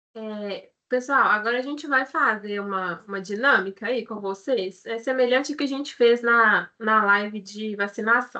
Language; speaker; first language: Portuguese; native; Portuguese